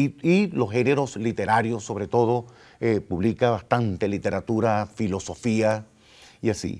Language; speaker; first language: Spanish; native; Spanish